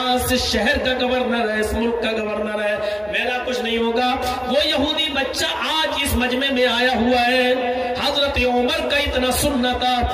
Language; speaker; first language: Hindi; native; Hindi